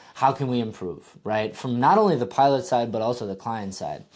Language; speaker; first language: English; native; English